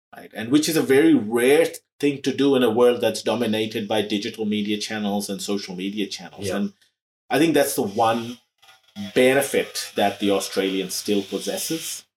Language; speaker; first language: English; early bilingual, other home language; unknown